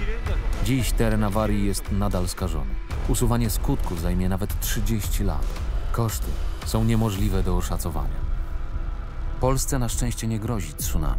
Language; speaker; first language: Polish; native; Polish